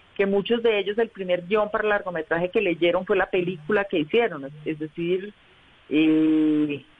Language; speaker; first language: Spanish; native; Spanish